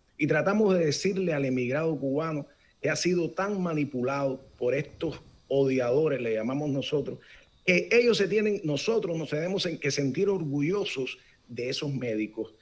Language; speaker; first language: Spanish; native; Spanish